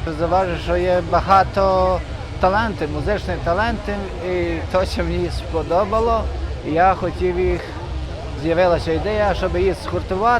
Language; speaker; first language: Ukrainian; non-native, learner; Bosnian